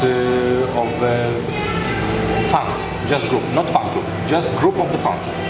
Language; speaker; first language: English; non-native, learner; Polish